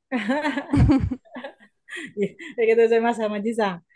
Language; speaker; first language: Japanese; non-native, learner; Indonesian